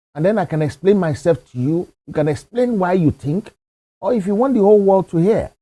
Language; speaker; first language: English; non-native, local second language; Yoruba